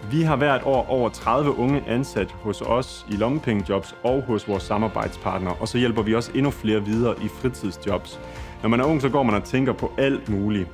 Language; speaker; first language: Danish; native; Danish